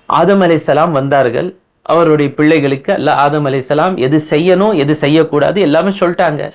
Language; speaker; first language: Tamil; non-native, local second language; Urdu